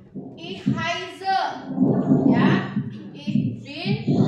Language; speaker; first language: German; non-native, learner; Indonesian